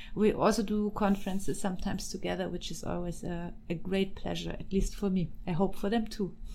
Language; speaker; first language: English; non-native, fluent; German